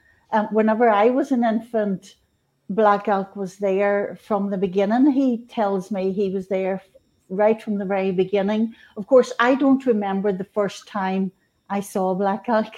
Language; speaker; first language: English; native; English